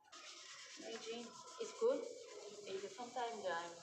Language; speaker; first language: English; non-native, learner; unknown